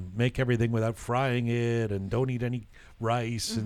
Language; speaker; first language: English; native; English